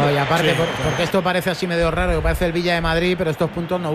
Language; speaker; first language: Spanish; native; Spanish